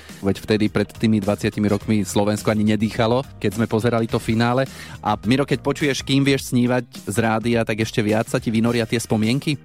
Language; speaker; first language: Slovak; native; Slovak